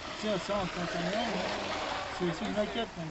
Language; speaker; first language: French; native; French